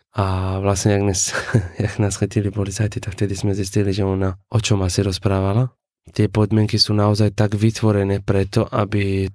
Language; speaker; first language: Slovak; non-native, learner; Persian